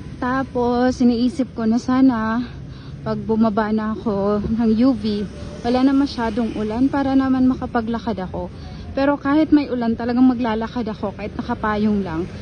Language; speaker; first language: Filipino; non-native, local second language; Bikol